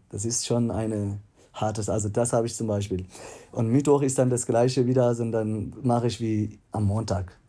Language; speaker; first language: German; non-native, fluent; Tigrinya